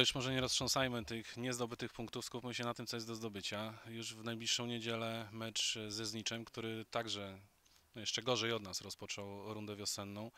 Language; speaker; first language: Polish; native; Polish